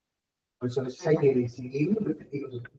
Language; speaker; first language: Spanish; native; Spanish